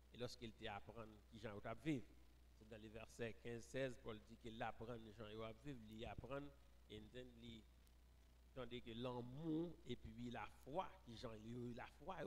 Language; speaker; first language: French; non-native, local second language; Haitian Creole